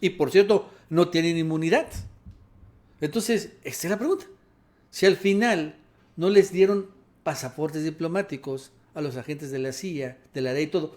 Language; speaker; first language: Spanish; native; Spanish